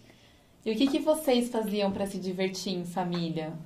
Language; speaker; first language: Portuguese; native; Portuguese